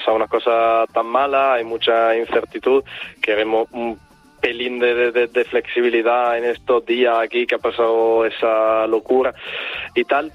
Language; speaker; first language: Spanish; non-native, fluent; Italian